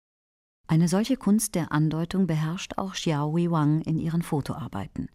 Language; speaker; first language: German; native; German